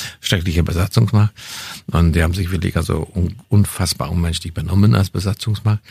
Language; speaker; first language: German; non-native, fluent; Hungarian